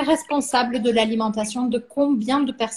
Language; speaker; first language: French; non-native, fluent; Portuguese